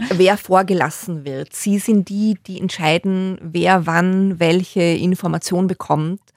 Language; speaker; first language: German; native; German